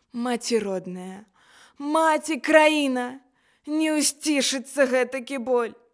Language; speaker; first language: Belarusian; native; Belarusian